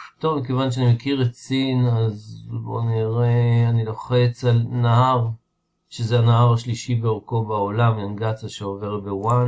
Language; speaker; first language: Hebrew; native; Hebrew